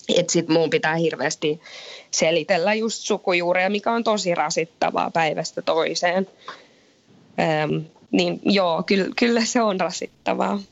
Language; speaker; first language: Finnish; native; Finnish